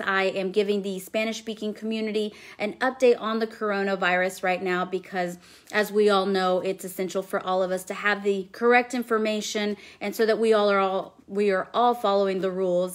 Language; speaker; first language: English; early bilingual, other home language; Spanish